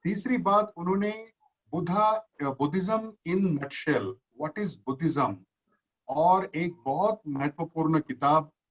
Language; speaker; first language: Hindi; non-native, local second language; Marathi